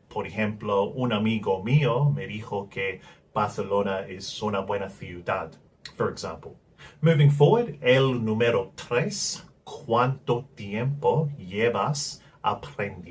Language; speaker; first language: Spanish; non-native, learner; English